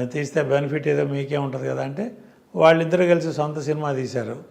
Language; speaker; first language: Telugu; native; Telugu